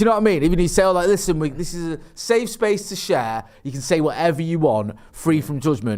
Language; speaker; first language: English; native; English